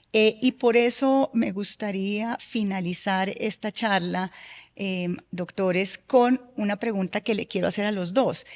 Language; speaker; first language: Spanish; native; Spanish